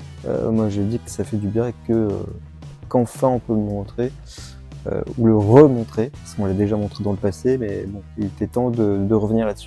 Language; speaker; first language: French; native; French